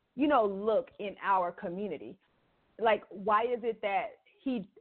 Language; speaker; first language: English; native; English